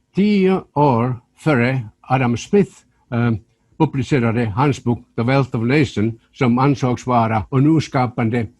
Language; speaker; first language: Swedish; non-native, local second language; Finnish